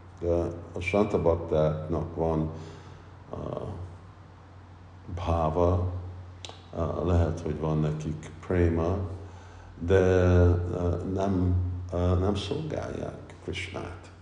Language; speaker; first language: Hungarian; early bilingual, heritage; Hungarian